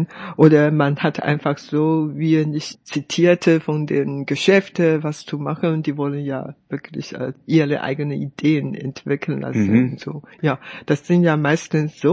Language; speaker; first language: German; non-native, fluent; Chinese